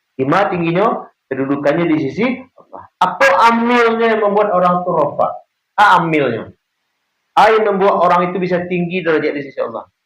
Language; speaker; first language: Malay; non-native, local second language; Minangkabau